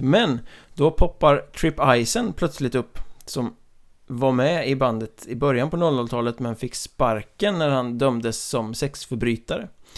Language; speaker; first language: Swedish; native; Swedish